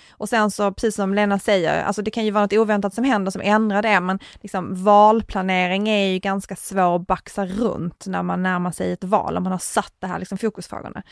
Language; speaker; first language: Swedish; native; Swedish